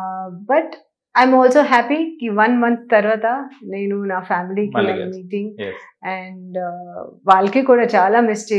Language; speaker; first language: Telugu; non-native, learner; Hindi